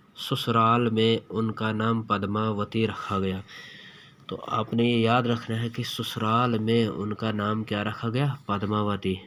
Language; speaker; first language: Urdu; non-native, local second language; Kashmiri